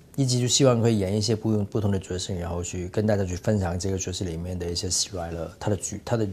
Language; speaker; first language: Chinese; non-native, fluent; Cantonese